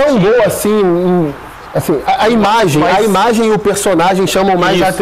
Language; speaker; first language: Portuguese; native; Portuguese